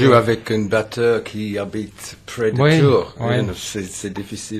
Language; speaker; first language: French; non-native, learner; English